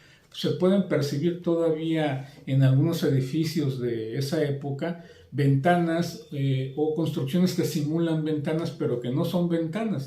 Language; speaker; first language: Spanish; native; Spanish